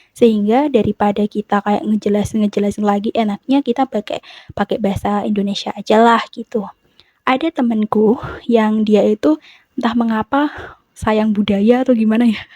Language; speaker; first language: Indonesian; non-native, local second language; Javanese